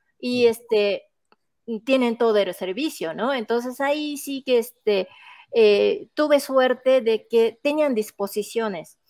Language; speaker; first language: Spanish; non-native, fluent; Japanese